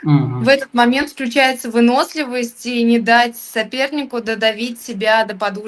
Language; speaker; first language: Russian; native; Russian